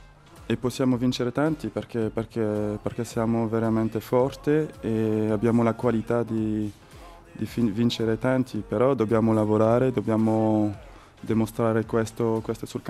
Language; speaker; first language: Italian; non-native, fluent; French